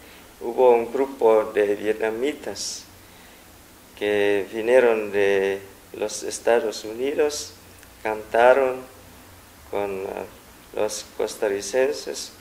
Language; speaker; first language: Spanish; non-native, fluent; Vietnamese